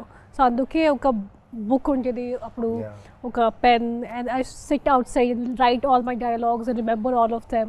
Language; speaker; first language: Telugu; non-native, local second language; Hindi